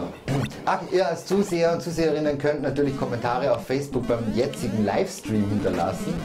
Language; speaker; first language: German; native; German